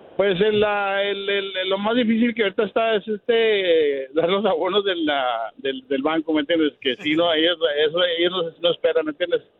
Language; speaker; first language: Spanish; native; Spanish